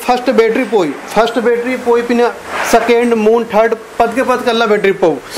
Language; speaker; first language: Malayalam; non-native, learner; Hindi